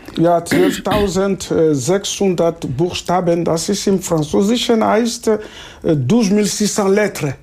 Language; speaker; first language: German; non-native, fluent; Lingala